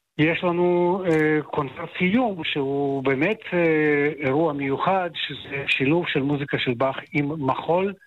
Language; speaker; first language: Hebrew; native; Hebrew